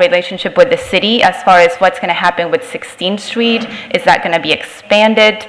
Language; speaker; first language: English; non-native, fluent; Spanish